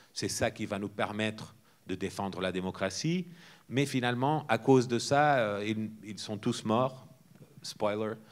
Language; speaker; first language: French; non-native, fluent; Portuguese